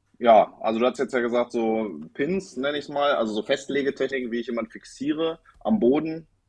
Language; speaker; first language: German; native; German